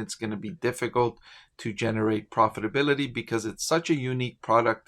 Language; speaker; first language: English; native; English